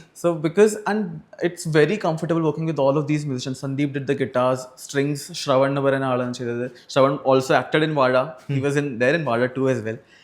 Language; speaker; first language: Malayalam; early bilingual, heritage; Malayalam